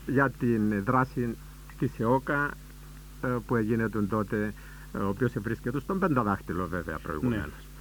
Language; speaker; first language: Greek; native; Greek